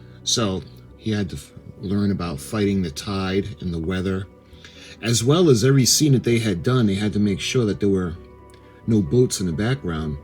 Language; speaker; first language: English; native; English